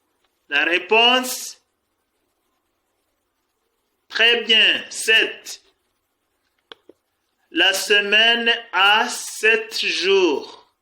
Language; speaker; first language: French; non-native, fluent; Kinyarwanda